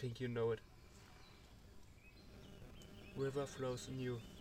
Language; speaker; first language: English; non-native, learner; German